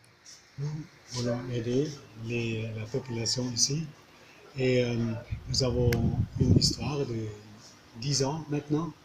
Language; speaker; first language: French; non-native, fluent; German